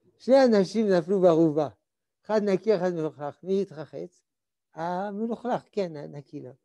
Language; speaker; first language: Hebrew; non-native, fluent; French